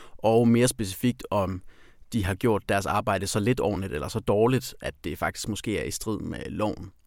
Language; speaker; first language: Danish; native; Danish